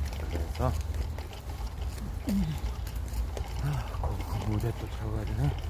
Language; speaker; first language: Korean; native; Korean